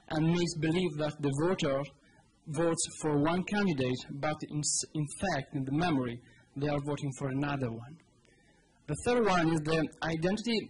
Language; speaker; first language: English; non-native, fluent; Italian